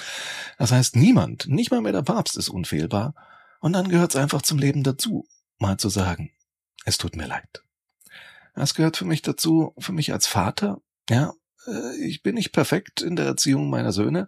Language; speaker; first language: German; native; German